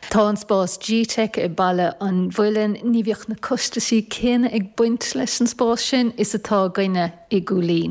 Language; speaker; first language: Irish; native; Irish